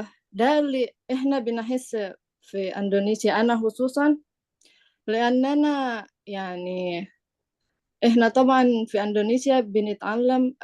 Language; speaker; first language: Arabic; non-native, learner; Indonesian